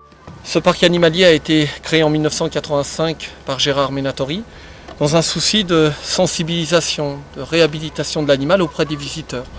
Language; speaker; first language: French; native; French